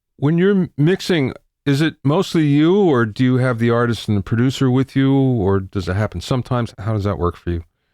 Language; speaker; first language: English; native; English